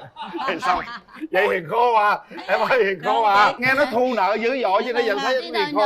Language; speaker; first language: Vietnamese; native; Vietnamese